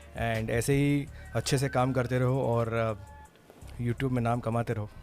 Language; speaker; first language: Hindi; non-native, local second language; Tamil